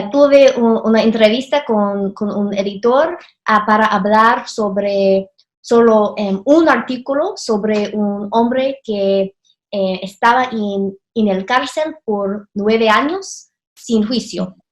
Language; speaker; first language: Spanish; non-native, fluent; English